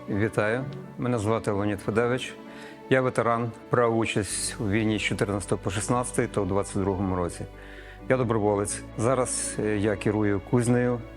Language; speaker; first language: Ukrainian; native; Ukrainian